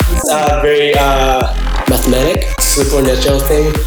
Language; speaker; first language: English; non-native, learner; Japanese